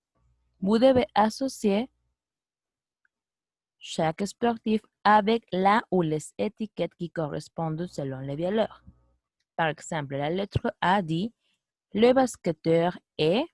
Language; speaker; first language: French; non-native, fluent; Spanish